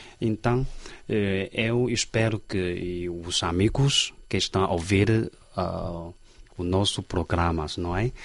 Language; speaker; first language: Portuguese; non-native, learner; Chinese